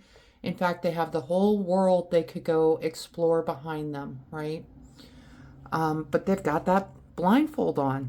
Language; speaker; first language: English; native; English